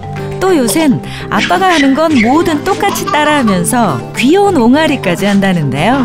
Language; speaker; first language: Korean; native; Korean